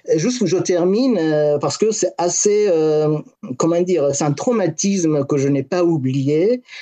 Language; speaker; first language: French; non-native, fluent; Persian